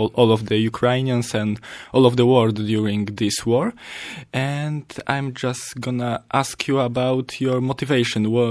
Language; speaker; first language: English; non-native, learner; Polish